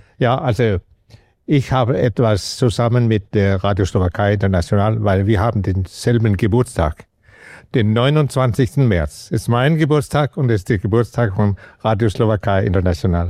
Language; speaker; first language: German; non-native, learner; Danish